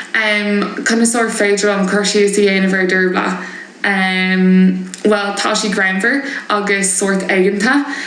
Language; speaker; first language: Irish; non-native, local second language; English